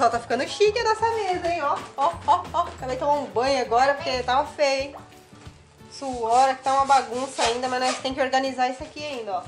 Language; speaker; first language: Portuguese; native; Portuguese